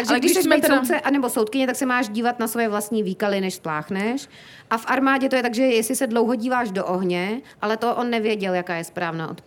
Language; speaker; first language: Czech; native; Czech